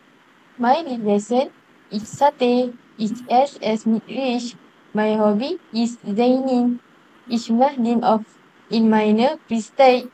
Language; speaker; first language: German; non-native, learner; Malay